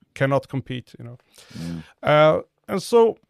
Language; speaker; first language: English; non-native, fluent; Portuguese